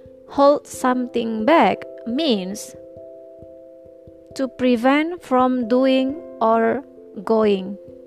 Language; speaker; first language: English; non-native, fluent; Indonesian